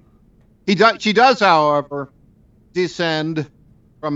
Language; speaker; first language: English; native; English